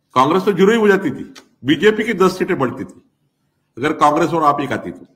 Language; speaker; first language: Hindi; non-native, local second language; Marathi